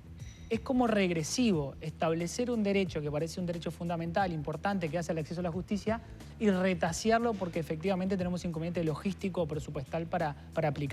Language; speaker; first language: Spanish; native; Spanish